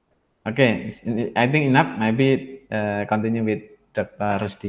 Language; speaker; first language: English; non-native, learner; Indonesian